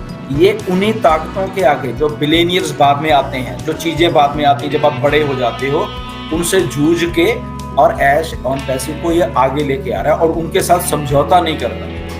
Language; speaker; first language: Hindi; native; Hindi